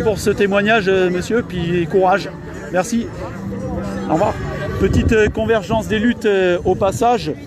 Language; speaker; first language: French; native; French